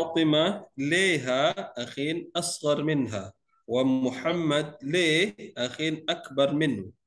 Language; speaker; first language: Arabic; non-native, learner; Indonesian